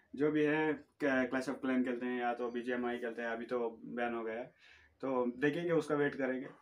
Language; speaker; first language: Hindi; non-native, local second language; Urdu